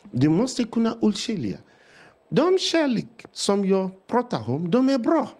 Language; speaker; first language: Swedish; non-native, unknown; Yoruba